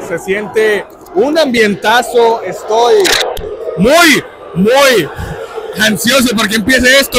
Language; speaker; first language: Spanish; native; Spanish